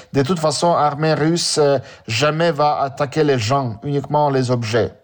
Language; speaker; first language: French; non-native, learner; Russian